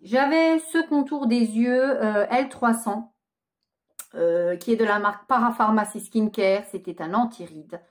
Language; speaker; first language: French; native; French